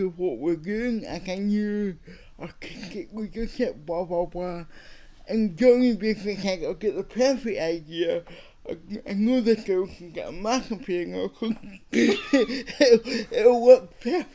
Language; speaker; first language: English; native; English